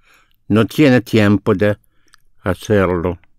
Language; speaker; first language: Spanish; non-native, fluent; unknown